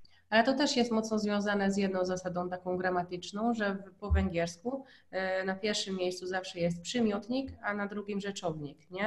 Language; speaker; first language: Polish; non-native, fluent; Hungarian